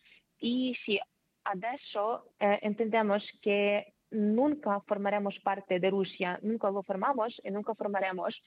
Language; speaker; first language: Spanish; non-native, fluent; Ukrainian